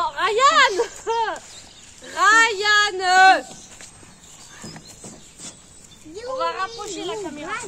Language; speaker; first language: French; native; French